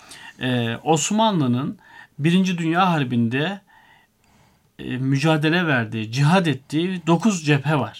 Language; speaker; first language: Turkish; native; Turkish